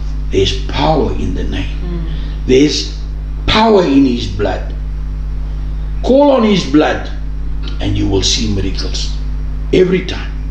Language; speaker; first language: English; non-native, local second language; Afrikaans